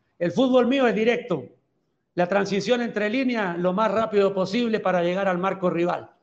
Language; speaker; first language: Spanish; native; Spanish